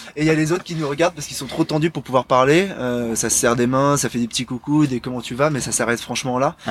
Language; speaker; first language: French; native; French